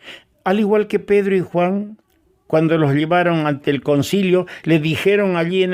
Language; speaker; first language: Spanish; native; Spanish